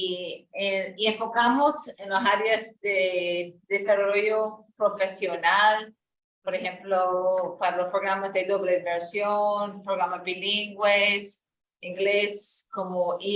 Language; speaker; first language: Spanish; non-native, fluent; English